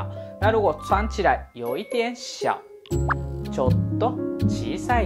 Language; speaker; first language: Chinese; non-native, fluent; Japanese